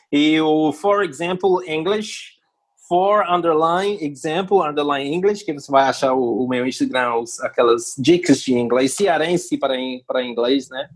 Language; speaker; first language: Portuguese; non-native, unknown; English